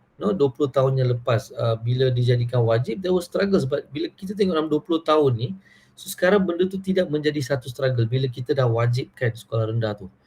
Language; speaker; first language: Malay; non-native, local second language; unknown